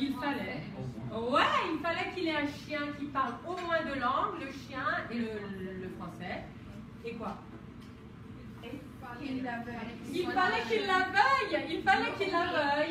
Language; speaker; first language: French; non-native, fluent; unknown